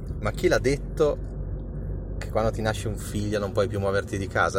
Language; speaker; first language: Italian; native; Italian